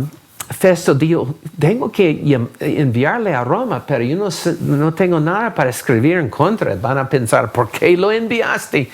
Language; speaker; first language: Spanish; non-native, fluent; English